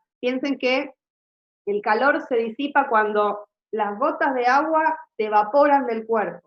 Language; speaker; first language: Spanish; native; Spanish